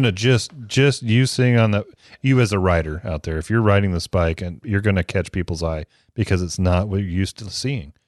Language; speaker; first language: English; native; English